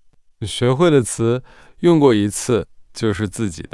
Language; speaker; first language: Chinese; non-native, fluent; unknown